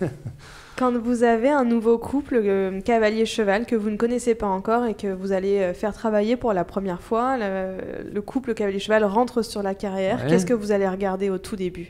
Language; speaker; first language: French; native; French